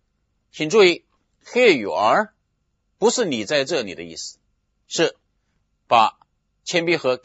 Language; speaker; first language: Chinese; native; Chinese